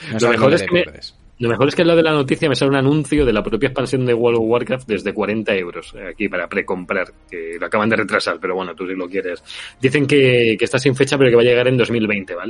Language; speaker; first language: Spanish; native; Spanish